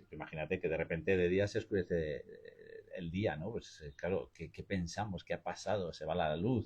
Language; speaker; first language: Spanish; native; Spanish